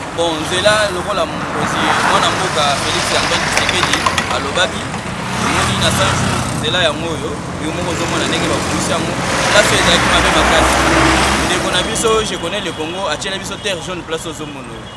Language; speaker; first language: Lingala; native; Lingala